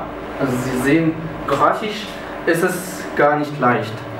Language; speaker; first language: German; non-native, fluent; French